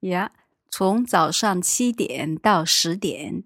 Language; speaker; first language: Chinese; native; Chinese